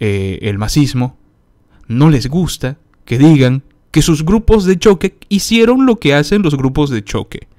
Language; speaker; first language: Spanish; native; Spanish